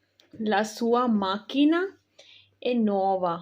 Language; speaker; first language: Italian; non-native, fluent; Urdu